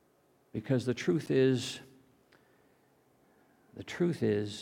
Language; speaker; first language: English; native; English